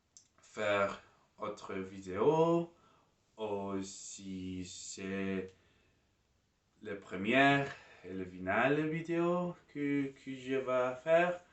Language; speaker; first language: French; non-native, learner; English